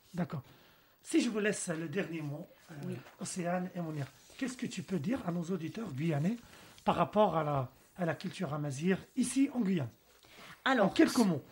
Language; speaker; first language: French; non-native, local second language; Arabic